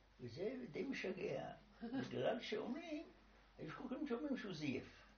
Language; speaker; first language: Hebrew; non-native, fluent; Romanian